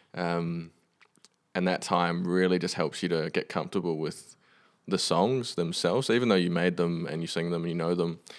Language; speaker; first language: English; native; English